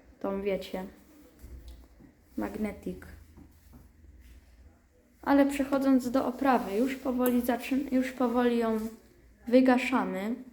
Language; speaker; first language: Polish; native; Polish